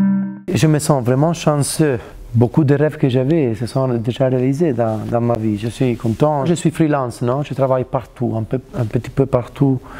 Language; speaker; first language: French; non-native, fluent; Italian